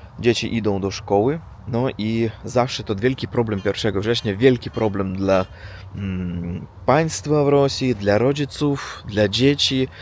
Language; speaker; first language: Polish; non-native, learner; Russian